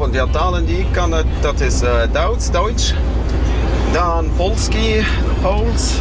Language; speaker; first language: Dutch; non-native, fluent; Kashubian